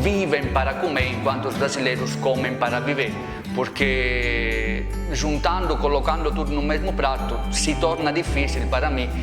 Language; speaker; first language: Portuguese; non-native, fluent; Italian